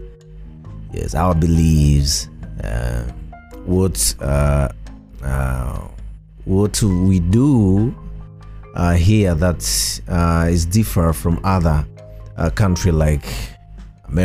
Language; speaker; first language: English; non-native, local second language; Swahili